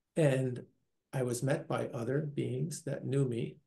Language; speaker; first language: English; native; English